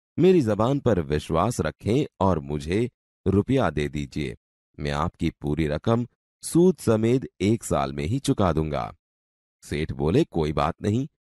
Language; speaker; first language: Hindi; non-native, local second language; Gujarati